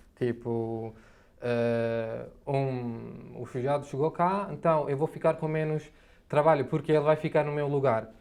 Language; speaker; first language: Portuguese; non-native, fluent; Arabic